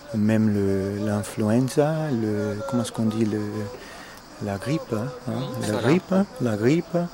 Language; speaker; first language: French; non-native, fluent; Portuguese